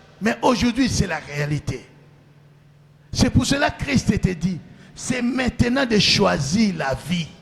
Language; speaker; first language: French; non-native, local second language; Lingala